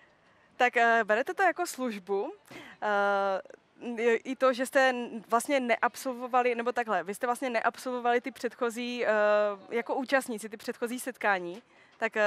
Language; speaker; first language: Czech; native; Czech